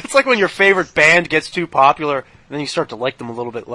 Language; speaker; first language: English; native; English